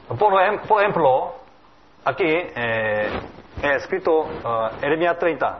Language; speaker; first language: Spanish; non-native, learner; Korean